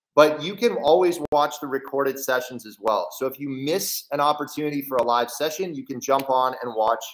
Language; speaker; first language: English; native; English